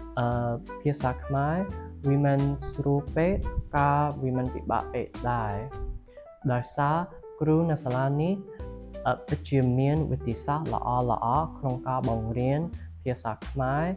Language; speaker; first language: Khmer; non-native, learner; English